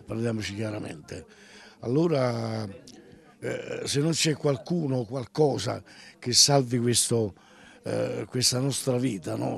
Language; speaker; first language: Italian; native; Italian